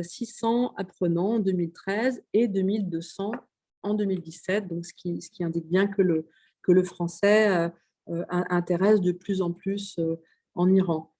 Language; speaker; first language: French; native; French